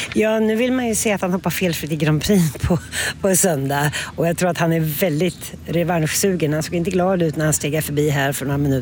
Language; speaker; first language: Swedish; native; Swedish